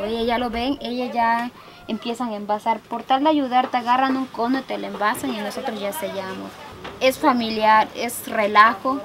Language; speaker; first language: Spanish; native; Spanish